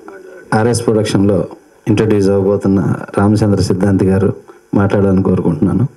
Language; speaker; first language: Telugu; native; Telugu